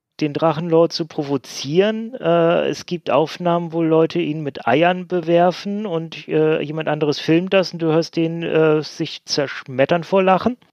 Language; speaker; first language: German; native; German